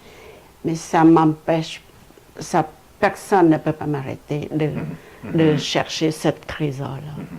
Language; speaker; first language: French; non-native, fluent; Khmer